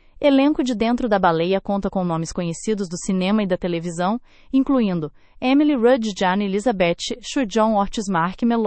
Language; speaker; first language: Portuguese; native; Portuguese